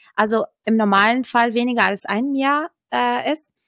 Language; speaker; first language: German; non-native, fluent; Arabic